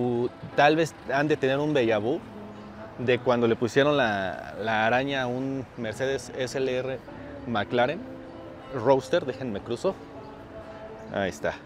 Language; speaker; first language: Spanish; native; Spanish